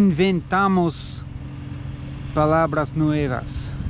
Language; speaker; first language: Spanish; non-native, learner; English